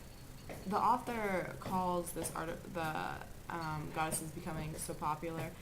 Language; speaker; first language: English; native; English